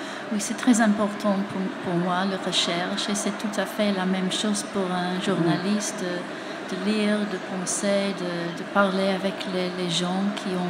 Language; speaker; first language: French; non-native, fluent; English